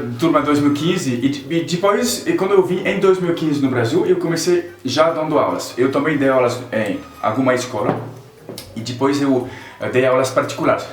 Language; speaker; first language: Portuguese; non-native, fluent; French